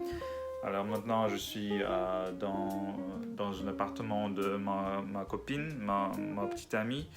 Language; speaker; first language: French; non-native, learner; Russian